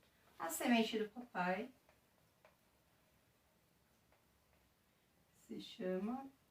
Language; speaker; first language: Portuguese; native; Portuguese